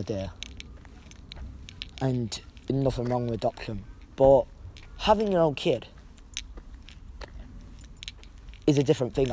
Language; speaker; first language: English; native; English